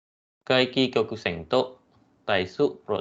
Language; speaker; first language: Japanese; non-native, fluent; Malay